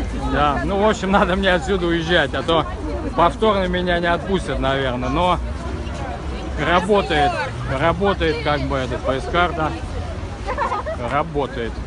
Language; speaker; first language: Russian; native; Russian